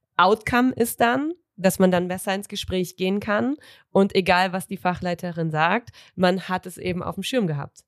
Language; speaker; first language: German; native; German